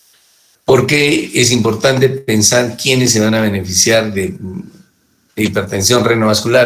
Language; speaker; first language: Spanish; native; Spanish